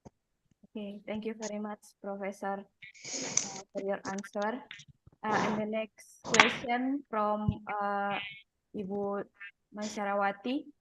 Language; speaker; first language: English; non-native, learner; Indonesian